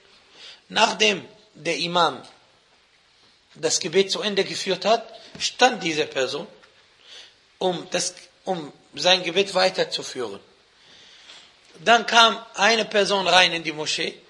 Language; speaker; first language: German; non-native, fluent; Arabic